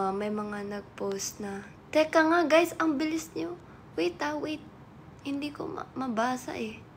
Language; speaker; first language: Filipino; native; Filipino